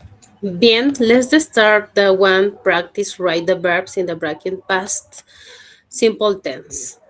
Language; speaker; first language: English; non-native, learner; Spanish